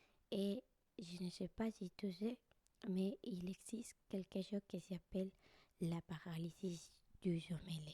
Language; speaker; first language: French; non-native, learner; Spanish